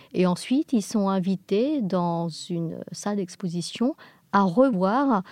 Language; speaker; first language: French; non-native, fluent; English